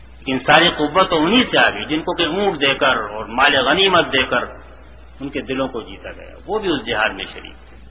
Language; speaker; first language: Urdu; native; Urdu